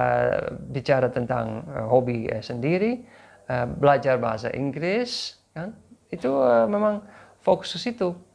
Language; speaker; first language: Indonesian; non-native, fluent; English